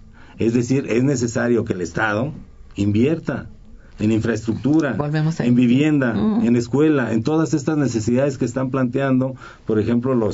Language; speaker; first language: Spanish; native; Spanish